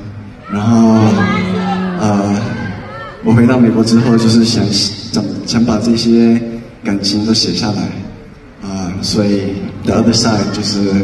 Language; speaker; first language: Chinese; early bilingual, heritage; English